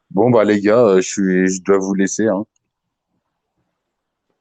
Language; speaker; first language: French; native; French